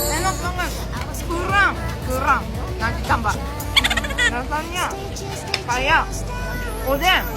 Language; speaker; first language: Indonesian; non-native, learner; Japanese